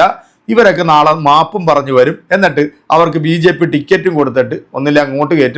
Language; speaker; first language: Malayalam; native; Malayalam